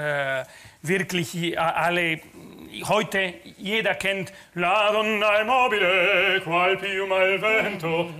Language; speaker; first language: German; non-native, fluent; Spanish